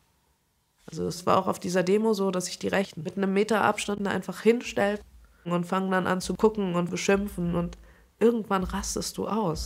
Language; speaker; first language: German; native; German